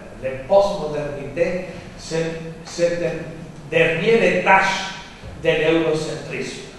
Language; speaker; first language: French; non-native, fluent; Spanish